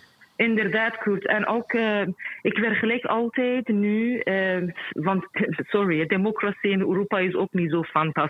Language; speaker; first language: Dutch; non-native, fluent; Persian